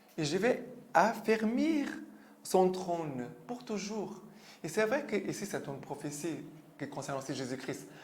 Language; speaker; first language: French; non-native, fluent; Portuguese